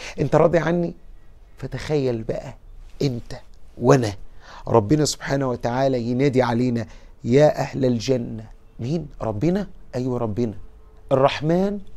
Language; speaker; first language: Arabic; native; Arabic